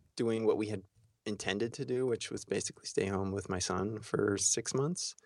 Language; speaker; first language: English; early bilingual, heritage; German